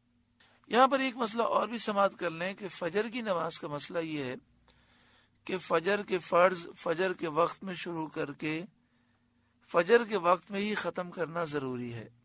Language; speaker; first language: Urdu; native; Urdu